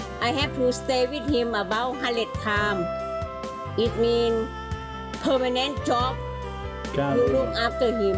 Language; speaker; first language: English; non-native, learner; Thai